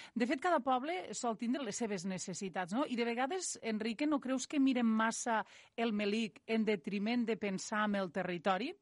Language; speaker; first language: Catalan; native; Catalan